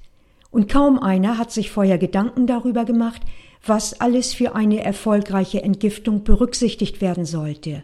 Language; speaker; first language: German; native; German